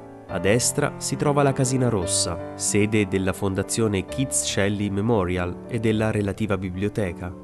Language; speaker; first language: Italian; native; Italian